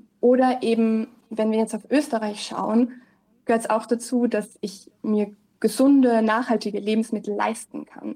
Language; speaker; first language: German; native; German